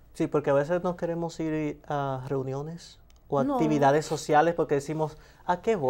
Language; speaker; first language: Spanish; native; Spanish